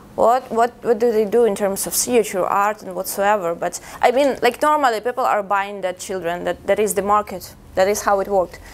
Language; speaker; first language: English; non-native, fluent; Russian